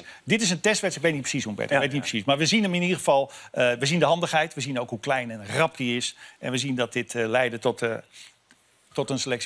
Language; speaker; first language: Dutch; native; Dutch